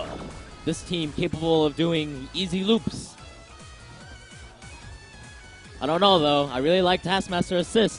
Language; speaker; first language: English; native; English